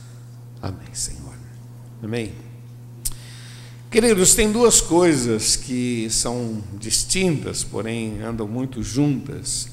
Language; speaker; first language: Portuguese; native; Portuguese